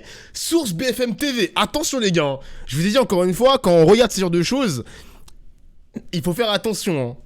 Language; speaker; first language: French; native; French